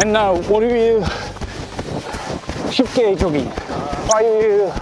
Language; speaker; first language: Korean; non-native, learner; English